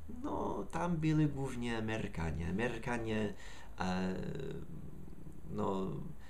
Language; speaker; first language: Polish; non-native, learner; English